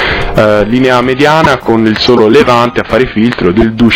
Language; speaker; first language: Italian; native; Italian